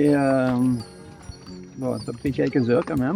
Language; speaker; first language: French; non-native, learner; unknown